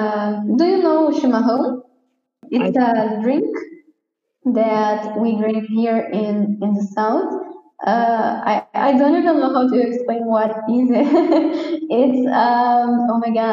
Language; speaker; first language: English; non-native, fluent; Portuguese